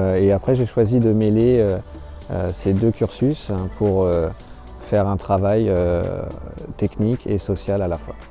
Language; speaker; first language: French; native; French